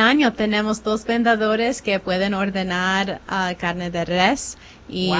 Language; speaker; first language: Spanish; non-native, fluent; English